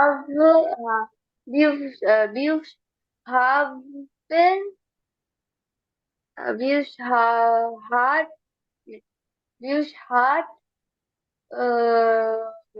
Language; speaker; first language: German; non-native, learner; Hindi